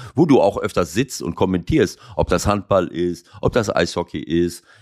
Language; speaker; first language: German; native; German